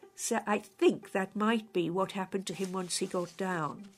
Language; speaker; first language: English; native; English